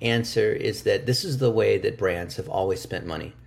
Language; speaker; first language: English; early bilingual, other home language; Chinese